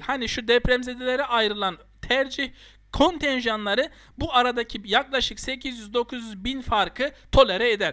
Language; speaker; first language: Turkish; native; Turkish